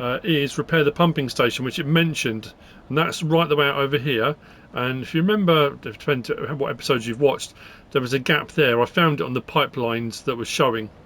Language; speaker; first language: English; native; English